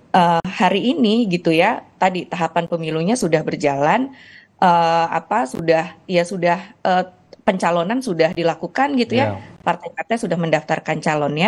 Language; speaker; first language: Indonesian; native; Indonesian